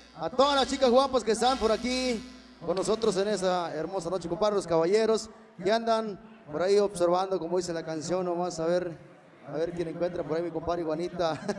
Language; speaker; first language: Spanish; native; Spanish